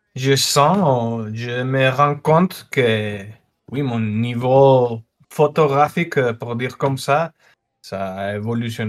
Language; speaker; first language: French; non-native, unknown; Spanish